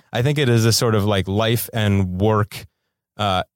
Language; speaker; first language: English; native; English